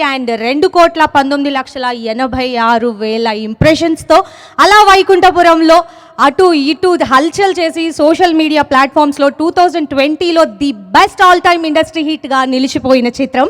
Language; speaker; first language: Telugu; native; Telugu